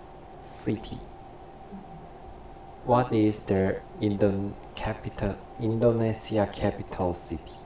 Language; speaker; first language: English; non-native, learner; Korean